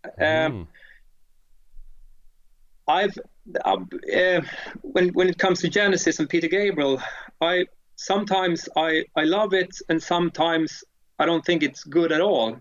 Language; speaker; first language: English; non-native, fluent; Swedish